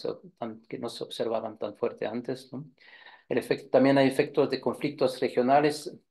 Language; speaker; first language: Spanish; non-native, fluent; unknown